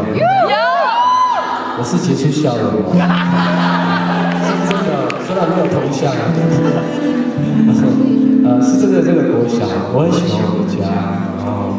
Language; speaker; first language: Chinese; non-native, local second language; Amis